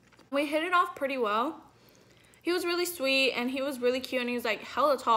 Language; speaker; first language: English; native; English